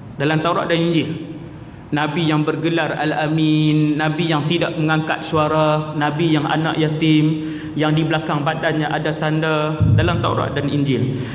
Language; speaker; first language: Malay; native; Malay